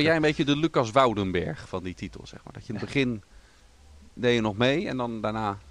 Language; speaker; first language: Dutch; native; Dutch